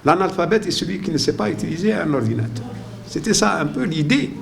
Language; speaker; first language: French; non-native, local second language; Arabic